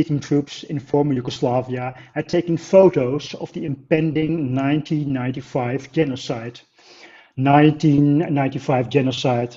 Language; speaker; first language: English; non-native, fluent; Dutch